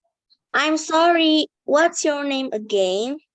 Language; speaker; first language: English; non-native, learner; Indonesian